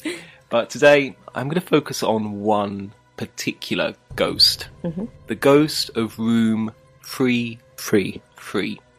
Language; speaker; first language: English; native; English